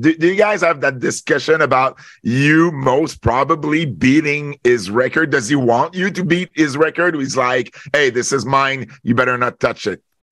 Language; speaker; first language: English; non-native, fluent; French